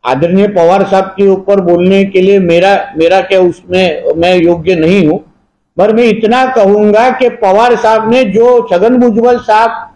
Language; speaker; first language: Hindi; non-native, local second language; Marathi